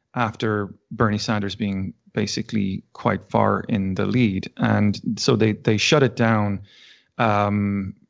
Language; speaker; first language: English; native; English